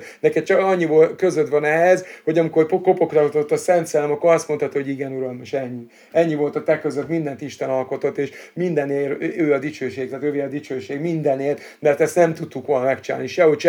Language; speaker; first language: Hungarian; native; Hungarian